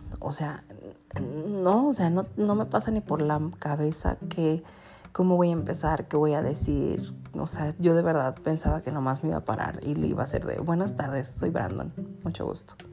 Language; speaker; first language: Spanish; native; Spanish